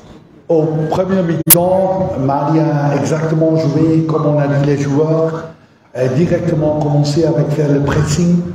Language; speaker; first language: French; non-native, fluent; Dutch